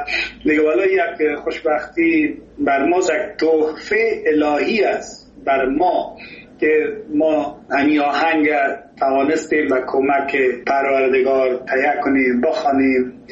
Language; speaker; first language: Persian; native; Persian